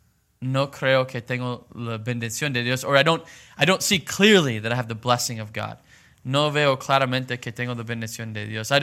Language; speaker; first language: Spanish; non-native, learner; English